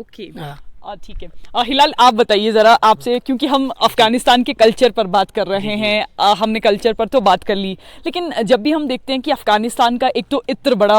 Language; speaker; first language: Hindi; native; Hindi